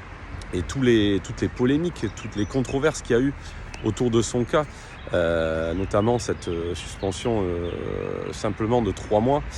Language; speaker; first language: French; native; French